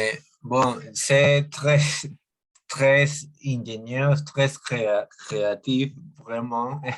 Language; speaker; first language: French; non-native, learner; Spanish